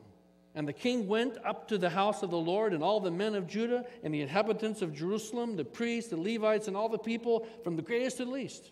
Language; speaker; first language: English; native; English